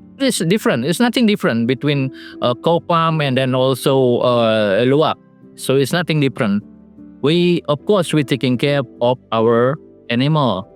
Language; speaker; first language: English; non-native, learner; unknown